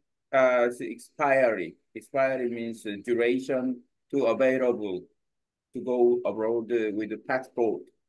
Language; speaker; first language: English; non-native, learner; Korean